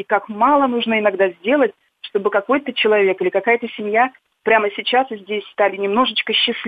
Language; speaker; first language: Russian; native; Russian